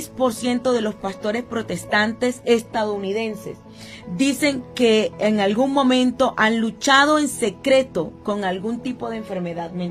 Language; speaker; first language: Spanish; native; Spanish